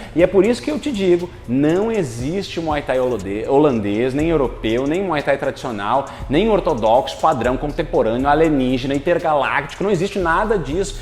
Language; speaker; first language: Portuguese; native; Portuguese